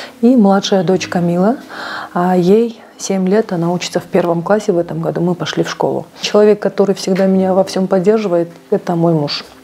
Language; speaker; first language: Russian; non-native, local second language; Kyrgyz